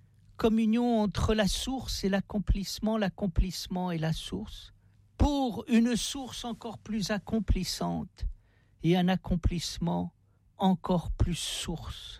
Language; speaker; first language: French; native; French